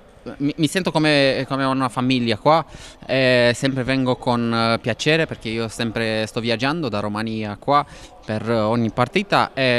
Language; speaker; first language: Italian; non-native, fluent; Romanian